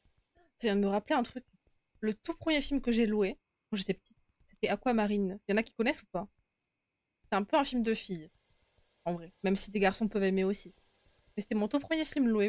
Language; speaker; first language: French; native; French